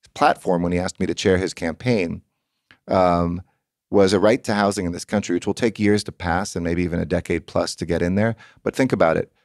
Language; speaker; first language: English; native; English